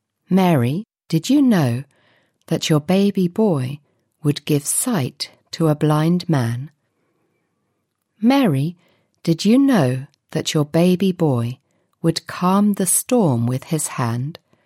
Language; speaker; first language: English; native; English